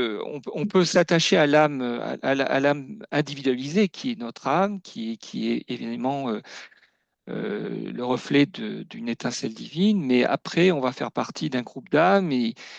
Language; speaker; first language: French; native; French